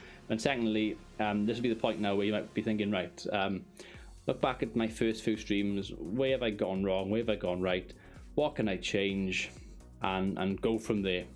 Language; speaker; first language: English; native; English